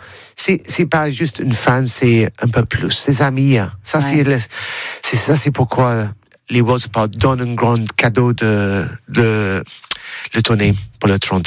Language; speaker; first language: French; non-native, learner; English